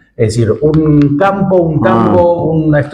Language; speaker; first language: Spanish; native; Spanish